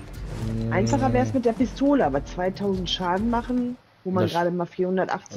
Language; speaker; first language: German; native; German